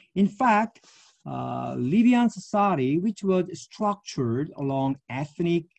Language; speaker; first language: English; non-native, fluent; Korean